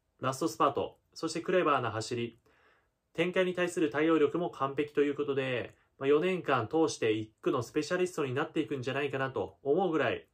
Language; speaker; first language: Japanese; native; Japanese